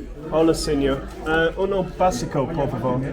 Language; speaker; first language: Spanish; non-native, learner; English